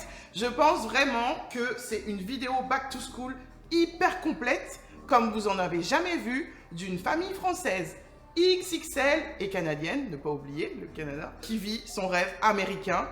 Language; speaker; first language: French; native; French